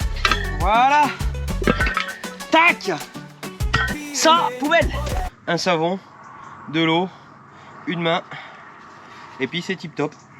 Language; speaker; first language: French; native; French